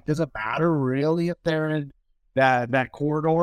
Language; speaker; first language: English; native; English